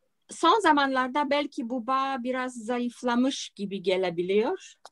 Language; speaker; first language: Turkish; non-native, fluent; Polish